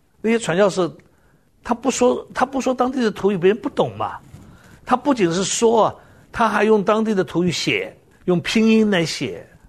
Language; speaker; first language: Chinese; native; Chinese